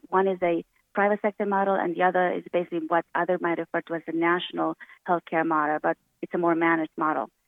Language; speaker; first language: English; early bilingual, other home language; Romanian